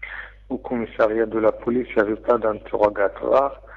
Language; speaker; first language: French; non-native, local second language; Arabic